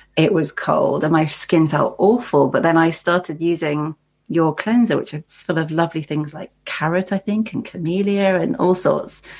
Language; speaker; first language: English; native; English